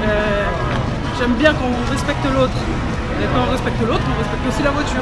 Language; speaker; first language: French; native; French